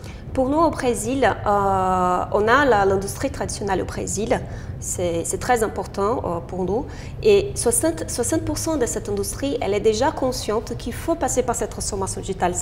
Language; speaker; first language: French; non-native, fluent; Portuguese